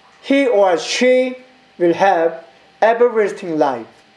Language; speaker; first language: English; non-native, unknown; Korean